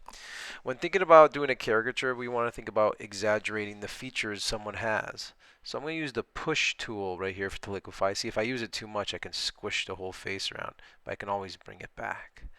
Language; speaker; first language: English; native; English